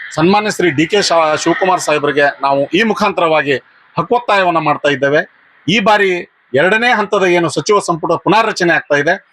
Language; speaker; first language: Kannada; non-native, local second language; Lambadi